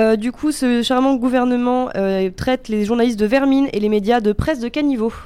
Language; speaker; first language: French; native; French